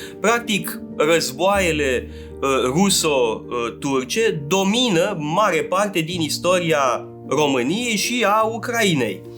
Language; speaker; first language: Romanian; native; Romanian